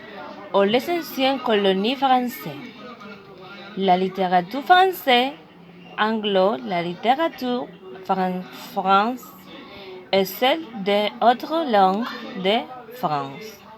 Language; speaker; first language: French; non-native, learner; Spanish